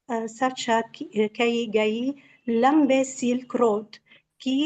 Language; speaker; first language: Hindi; non-native, learner; Arabic